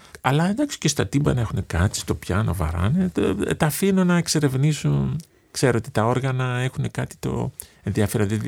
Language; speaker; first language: Greek; native; Greek